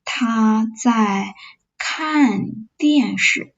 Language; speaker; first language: Chinese; non-native, fluent; English